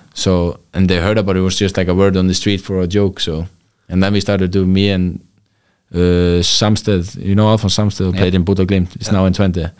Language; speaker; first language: English; non-native, fluent; Icelandic